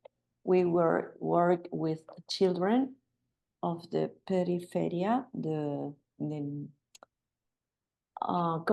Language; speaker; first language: English; non-native, learner; Spanish